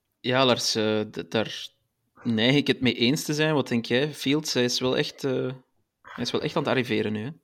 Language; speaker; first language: Dutch; native; Dutch